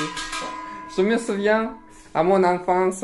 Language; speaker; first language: French; non-native, learner; Russian